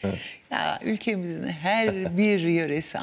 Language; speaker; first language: Turkish; native; Turkish